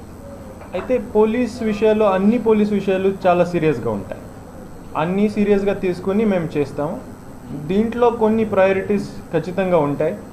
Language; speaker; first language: Telugu; non-native, learner; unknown